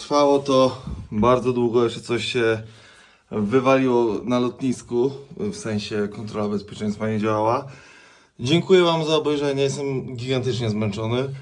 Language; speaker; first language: Polish; native; Polish